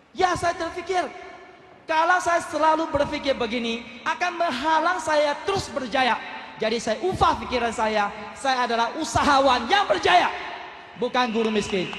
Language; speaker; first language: Malay; non-native, local second language; Chinese